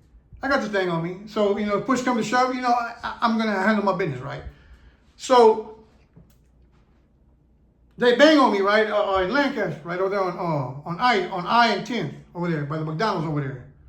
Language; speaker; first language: English; native; English